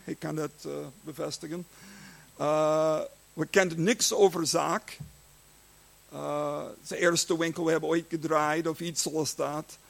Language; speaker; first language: Dutch; non-native, learner; English